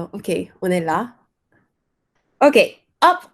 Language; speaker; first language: French; non-native, learner; Korean